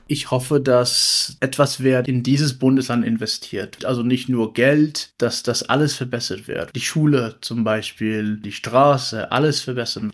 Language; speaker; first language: German; non-native, learner; English